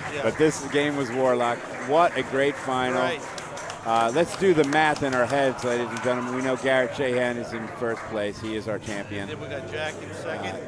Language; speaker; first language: English; native; English